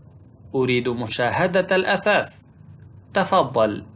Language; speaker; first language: Arabic; non-native, fluent; Pashto